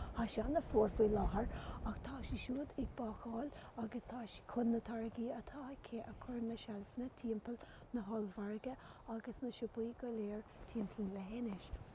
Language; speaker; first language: Irish; native; Irish